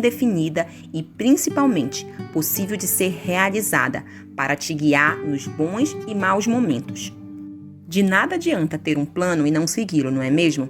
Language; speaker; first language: Portuguese; native; Portuguese